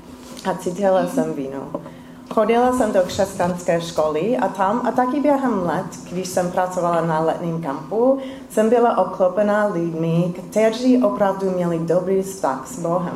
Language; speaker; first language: Czech; non-native, fluent; English